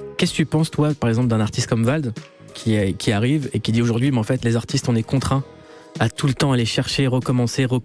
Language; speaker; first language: French; native; French